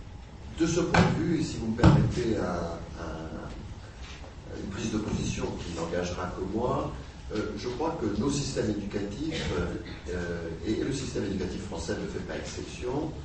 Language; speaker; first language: French; native; French